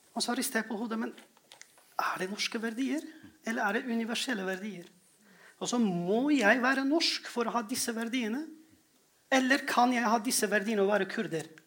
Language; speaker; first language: Norwegian; non-native, fluent; Kurdish